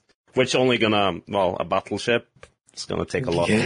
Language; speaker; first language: English; non-native, fluent; Norwegian